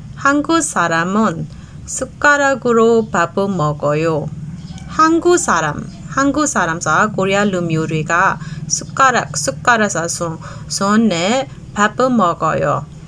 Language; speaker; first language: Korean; non-native, fluent; Burmese